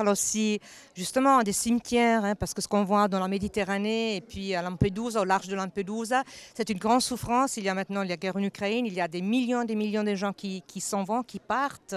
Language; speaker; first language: French; non-native, local second language; Italian